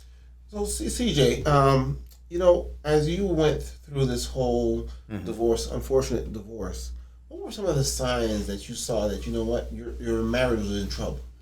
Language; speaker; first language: English; native; English